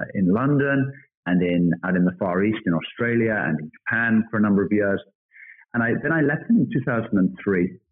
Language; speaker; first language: English; native; English